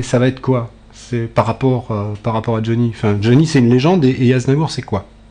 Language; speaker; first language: French; native; French